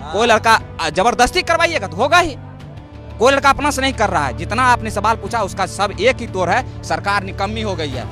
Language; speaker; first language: Hindi; native; Hindi